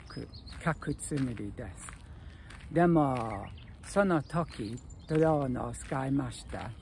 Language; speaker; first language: Japanese; non-native, learner; English